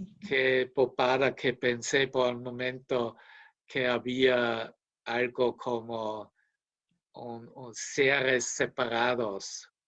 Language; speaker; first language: Spanish; non-native, fluent; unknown